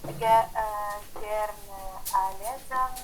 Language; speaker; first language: German; non-native, learner; Ukrainian